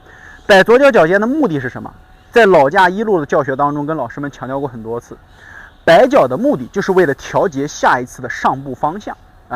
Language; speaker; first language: Chinese; native; Chinese